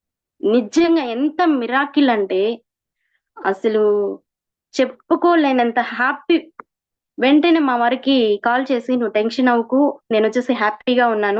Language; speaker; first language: Telugu; native; Telugu